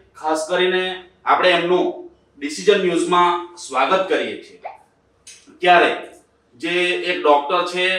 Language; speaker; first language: Gujarati; native; Gujarati